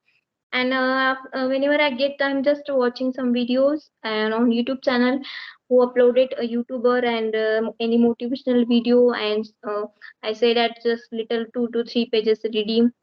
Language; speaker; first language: English; non-native, learner; Marathi